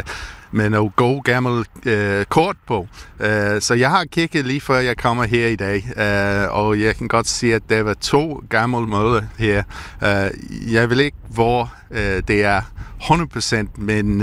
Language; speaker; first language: Danish; non-native, fluent; English